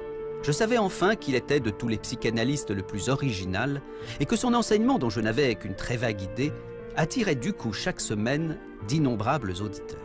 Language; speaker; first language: French; native; French